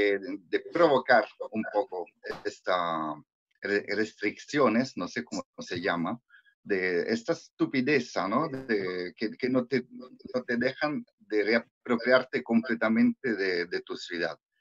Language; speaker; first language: Spanish; non-native, fluent; Italian